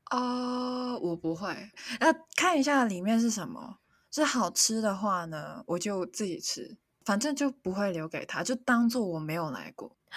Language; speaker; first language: Chinese; non-native, local second language; Cantonese